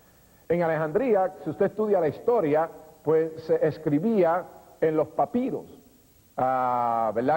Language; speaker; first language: Spanish; native; Spanish